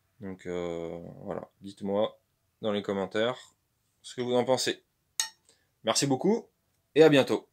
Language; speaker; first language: French; native; French